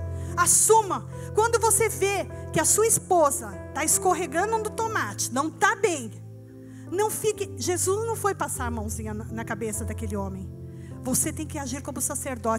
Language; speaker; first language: Portuguese; native; Portuguese